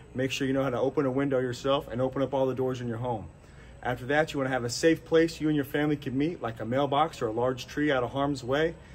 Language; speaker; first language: English; native; English